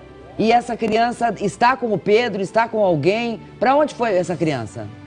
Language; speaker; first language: Portuguese; native; Portuguese